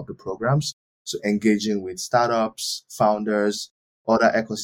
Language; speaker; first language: English; non-native, local second language; Yoruba